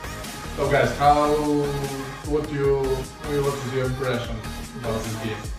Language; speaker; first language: English; non-native, learner; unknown